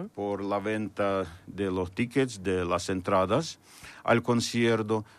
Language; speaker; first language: Spanish; non-native, fluent; Ukrainian